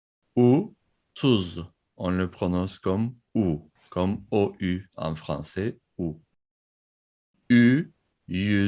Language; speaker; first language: French; non-native, fluent; Turkish